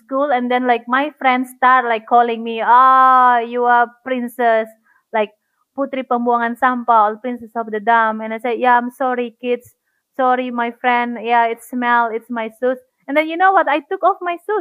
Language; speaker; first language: English; non-native, fluent; Indonesian